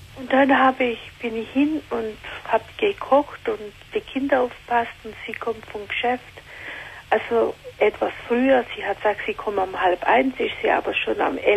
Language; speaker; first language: German; non-native, learner; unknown